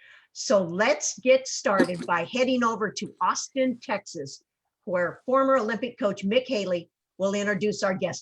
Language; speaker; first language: English; native; English